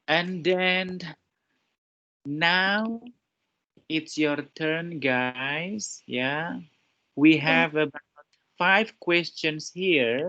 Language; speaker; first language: English; non-native, fluent; Indonesian